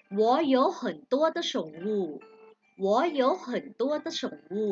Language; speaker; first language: Chinese; non-native, fluent; Thai